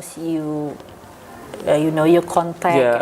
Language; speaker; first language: English; non-native, fluent; Indonesian